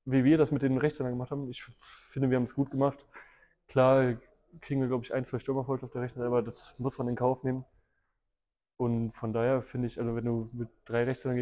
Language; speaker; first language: German; native; German